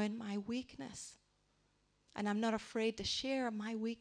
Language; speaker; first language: English; native; English